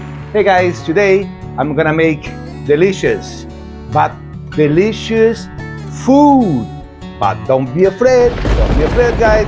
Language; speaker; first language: English; non-native, fluent; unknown